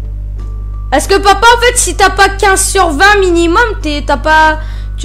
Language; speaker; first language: French; native; French